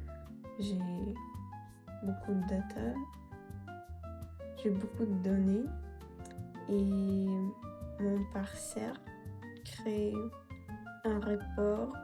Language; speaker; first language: French; non-native, fluent; Russian